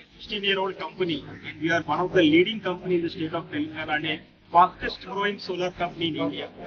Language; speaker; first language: English; non-native, local second language; Telugu